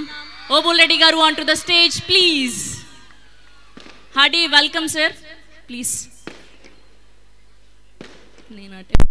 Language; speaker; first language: Telugu; native; Telugu